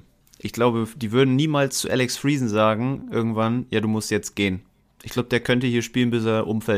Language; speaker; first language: German; native; German